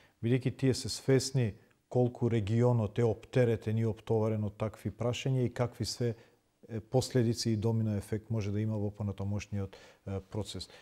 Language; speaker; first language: Macedonian; non-native, local second language; Albanian